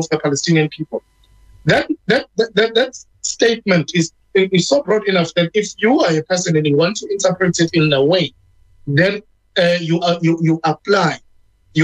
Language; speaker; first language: English; non-native, local second language; Zulu